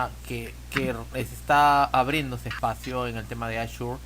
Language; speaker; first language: Spanish; native; Spanish